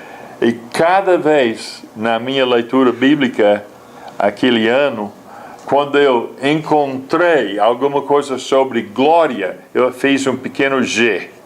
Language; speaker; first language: Portuguese; non-native, fluent; English